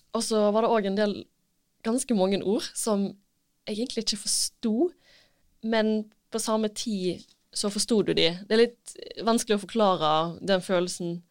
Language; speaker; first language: Norwegian; native; Norwegian